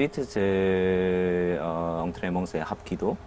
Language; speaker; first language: French; non-native, learner; Korean